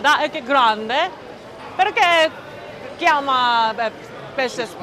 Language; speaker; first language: Italian; non-native, learner; Korean